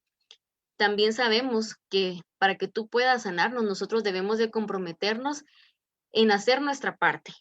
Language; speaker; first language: Spanish; native; Spanish